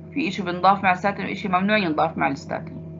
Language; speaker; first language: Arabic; native; Arabic